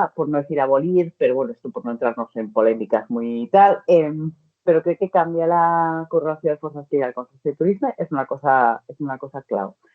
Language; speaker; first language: Spanish; native; Spanish